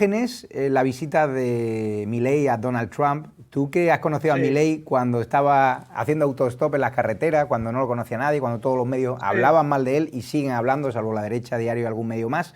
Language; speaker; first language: Spanish; native; Spanish